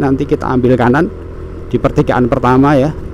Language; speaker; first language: Indonesian; non-native, local second language; Javanese